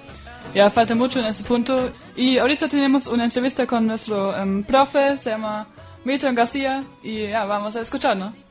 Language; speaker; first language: Spanish; non-native, fluent; German